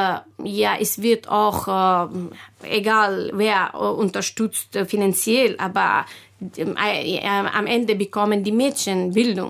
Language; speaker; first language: German; non-native, learner; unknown